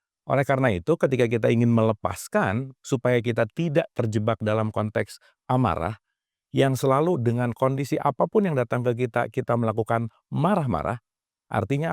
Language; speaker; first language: Indonesian; native; Indonesian